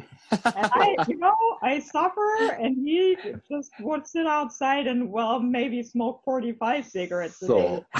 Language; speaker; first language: English; non-native, fluent; German